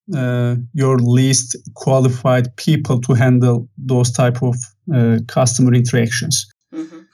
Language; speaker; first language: English; non-native, fluent; Turkish